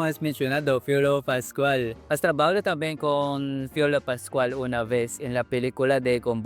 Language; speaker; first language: Spanish; non-native, fluent; Filipino